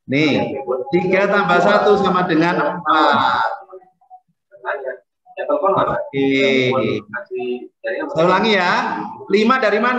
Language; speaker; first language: Indonesian; native; Indonesian